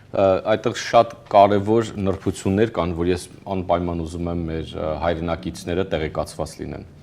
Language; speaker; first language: Armenian; early bilingual, heritage; Armenian